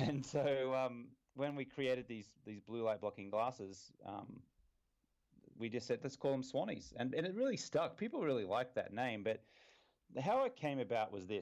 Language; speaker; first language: English; native; English